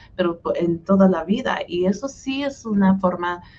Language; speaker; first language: Spanish; early bilingual, heritage; Spanish